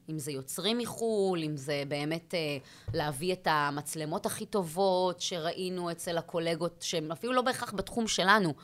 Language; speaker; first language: Hebrew; native; Hebrew